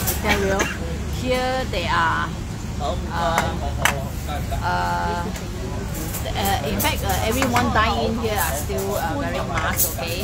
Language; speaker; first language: English; non-native, local second language; Cantonese